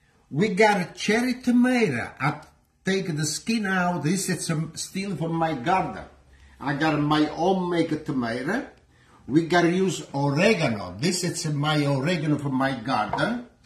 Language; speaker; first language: English; non-native, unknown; Italian